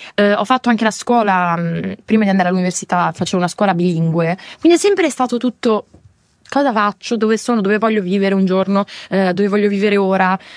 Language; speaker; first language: Italian; native; Italian